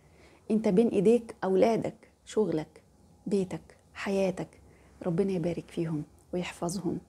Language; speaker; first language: Arabic; native; Arabic